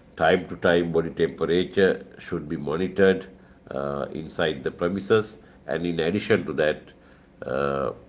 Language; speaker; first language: English; non-native, local second language; Sinhala